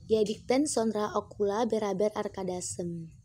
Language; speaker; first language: Turkish; non-native, learner; Indonesian